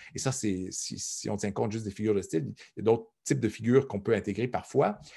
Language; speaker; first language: French; native; French